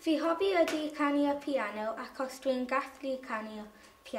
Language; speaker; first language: Welsh; non-native, learner; English